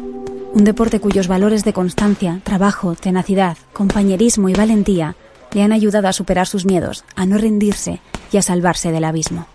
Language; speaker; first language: Spanish; native; Spanish